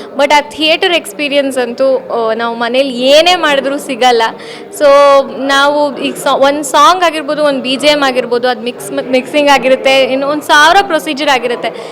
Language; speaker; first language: Kannada; native; Kannada